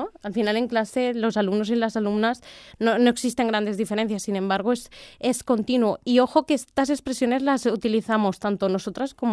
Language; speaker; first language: Spanish; native; Spanish